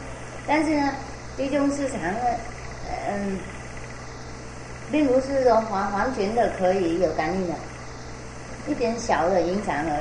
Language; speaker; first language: Chinese; non-native, fluent; Vietnamese